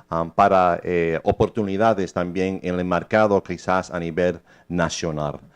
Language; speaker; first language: Spanish; early bilingual, heritage; English